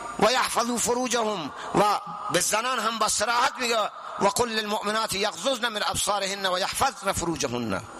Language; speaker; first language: Persian; non-native, local second language; Baluchi